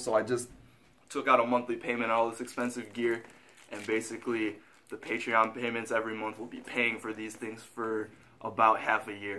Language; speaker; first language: English; native; English